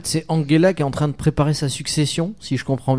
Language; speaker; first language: French; native; French